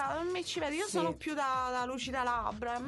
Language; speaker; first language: Italian; native; Italian